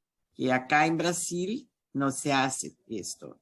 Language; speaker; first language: Spanish; non-native, learner; Portuguese